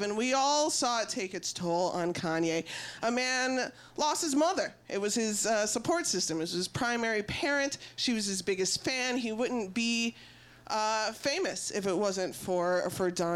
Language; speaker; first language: English; native; English